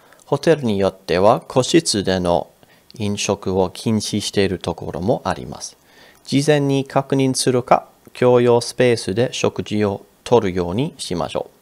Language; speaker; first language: Japanese; non-native, fluent; English